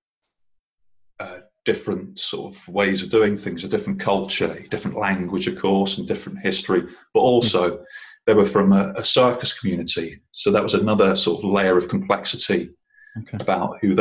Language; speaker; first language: English; native; English